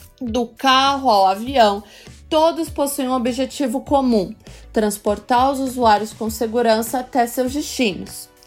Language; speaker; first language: Portuguese; native; Portuguese